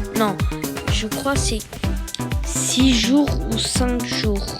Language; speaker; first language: French; early bilingual, other home language; Turkish